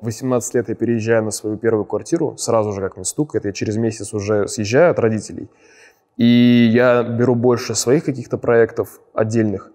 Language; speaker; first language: Russian; native; Russian